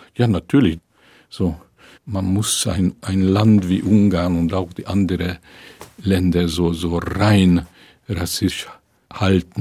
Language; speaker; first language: German; non-native, fluent; Hungarian